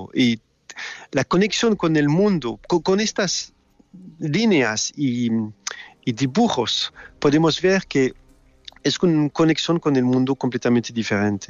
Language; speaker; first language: Spanish; non-native, learner; French